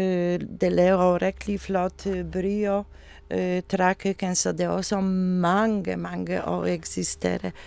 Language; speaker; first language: Danish; non-native, learner; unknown